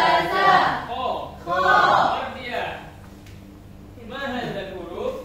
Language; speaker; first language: Arabic; non-native, learner; Malay